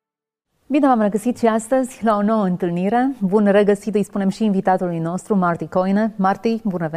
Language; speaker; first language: Romanian; native; Romanian